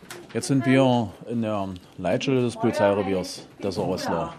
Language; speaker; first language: German; native; German